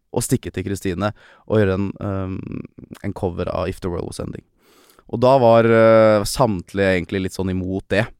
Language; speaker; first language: Norwegian; native; Norwegian